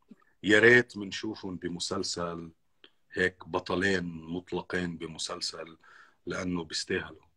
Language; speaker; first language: Arabic; native; Arabic